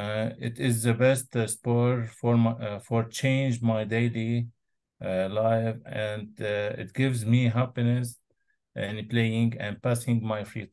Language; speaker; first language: English; non-native, learner; Arabic